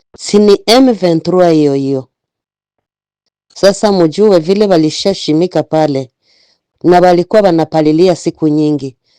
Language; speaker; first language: Swahili; native; Swahili